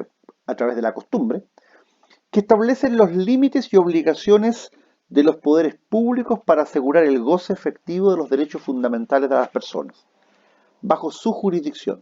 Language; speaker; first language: Spanish; native; Spanish